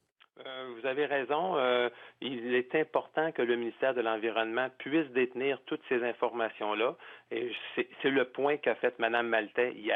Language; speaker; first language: French; native; French